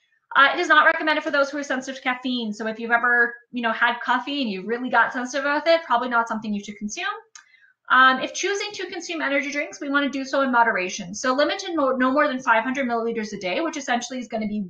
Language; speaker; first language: English; native; English